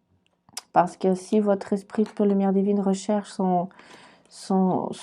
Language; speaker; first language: French; native; French